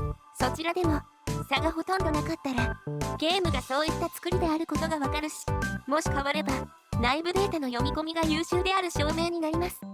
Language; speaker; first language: Japanese; native; Japanese